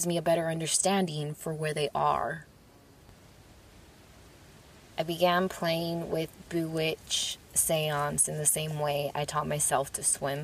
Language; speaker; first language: English; early bilingual, other home language; Spanish